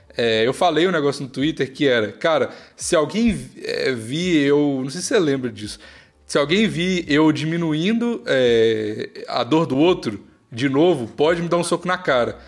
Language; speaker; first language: Portuguese; native; Portuguese